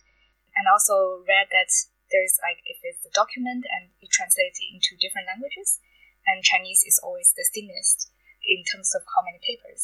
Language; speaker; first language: English; non-native, fluent; Chinese